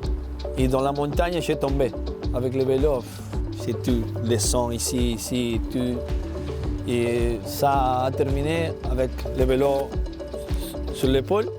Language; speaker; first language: French; non-native, learner; Spanish